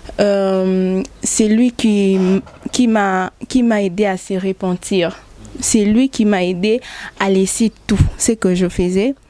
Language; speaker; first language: French; non-native, local second language; Lingala